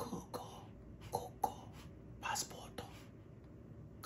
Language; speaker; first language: Japanese; non-native, learner; English